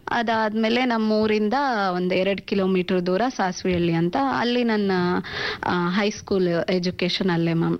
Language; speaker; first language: Kannada; non-native, local second language; Urdu